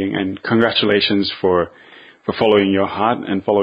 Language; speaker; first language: English; non-native, local second language; Bemba